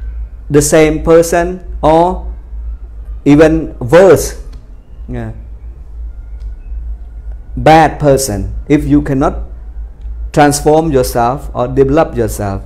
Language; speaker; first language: English; non-native, fluent; Khmer